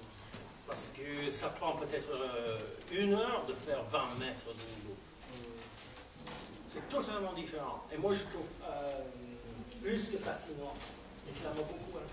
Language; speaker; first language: French; non-native, fluent; English